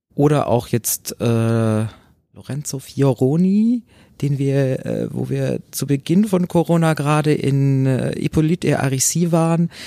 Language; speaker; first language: German; native; German